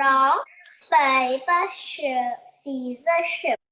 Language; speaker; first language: English; non-native, learner; Vietnamese